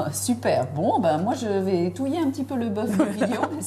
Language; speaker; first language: French; native; French